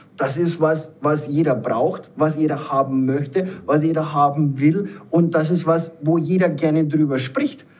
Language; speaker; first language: German; native; German